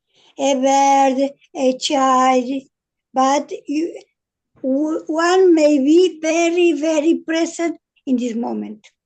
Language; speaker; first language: English; non-native, learner; Spanish